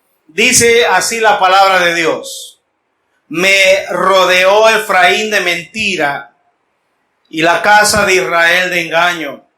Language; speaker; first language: Spanish; native; Spanish